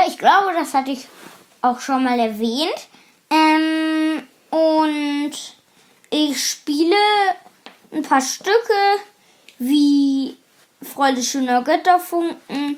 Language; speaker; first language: German; native; German